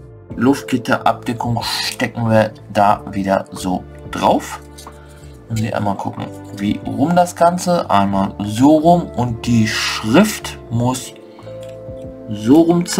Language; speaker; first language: German; native; German